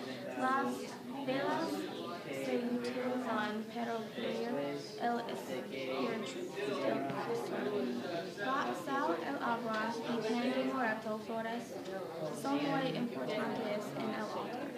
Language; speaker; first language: Spanish; non-native, learner; English